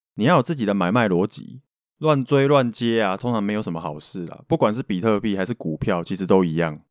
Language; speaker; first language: Chinese; non-native, local second language; Min Nan Chinese